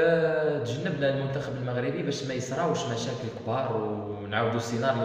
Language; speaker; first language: Arabic; native; Arabic